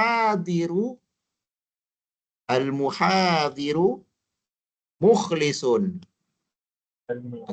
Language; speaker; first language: Arabic; non-native, fluent; Malay